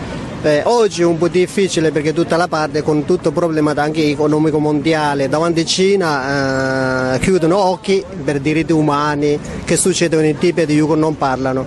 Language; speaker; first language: Italian; non-native, fluent; Tibetan